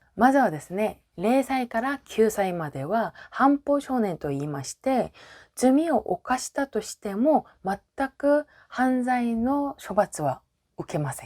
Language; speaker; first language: Japanese; non-native, fluent; Korean